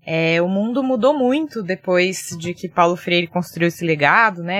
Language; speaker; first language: Portuguese; native; Portuguese